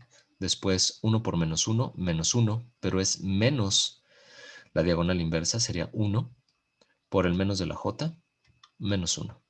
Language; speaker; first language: Spanish; native; Spanish